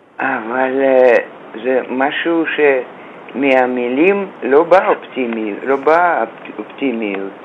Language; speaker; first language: Hebrew; non-native, fluent; Russian